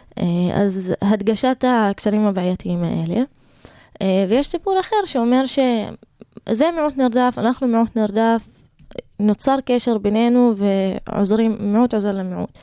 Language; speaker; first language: Hebrew; non-native, local second language; Arabic